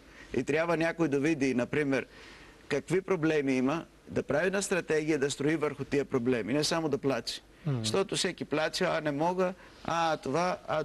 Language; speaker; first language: Bulgarian; non-native, fluent; Greek